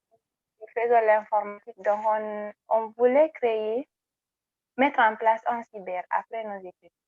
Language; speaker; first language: French; non-native, local second language; Fula